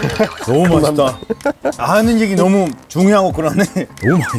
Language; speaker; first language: Korean; non-native, fluent; Spanish